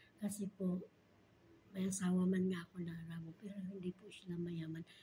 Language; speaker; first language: Filipino; non-native, local second language; Cebuano